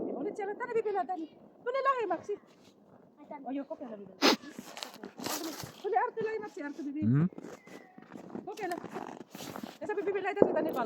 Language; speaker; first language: Finnish; non-native, learner; Filipino